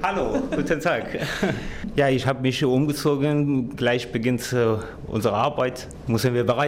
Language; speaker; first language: German; non-native, learner; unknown